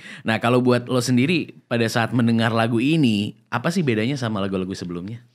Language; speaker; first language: Indonesian; native; Indonesian